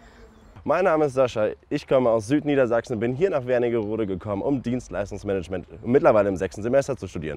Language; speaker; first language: German; native; German